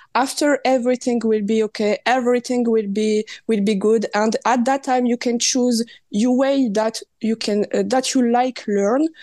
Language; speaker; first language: English; non-native, learner; French